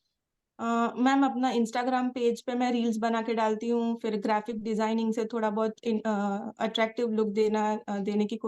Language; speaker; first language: Hindi; native; Hindi